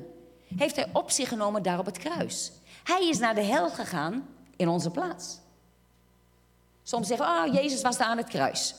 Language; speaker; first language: Dutch; non-native, fluent; Portuguese